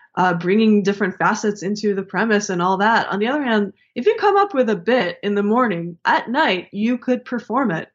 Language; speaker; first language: English; early bilingual, other home language; Hebrew